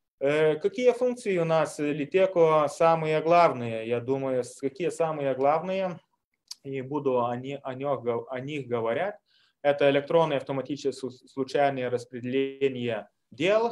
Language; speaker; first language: Russian; non-native, fluent; Lithuanian